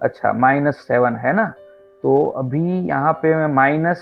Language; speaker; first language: Hindi; non-native, local second language; Gujarati